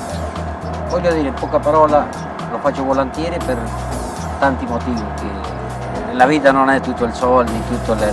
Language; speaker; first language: Italian; early bilingual, heritage; Spanish